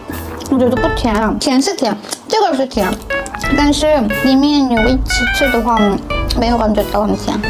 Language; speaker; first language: Chinese; non-native, learner; Korean